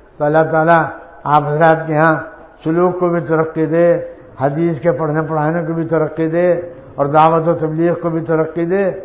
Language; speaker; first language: Urdu; native; Urdu